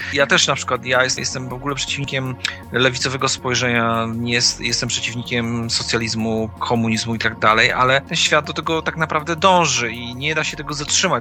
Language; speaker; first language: Polish; native; Polish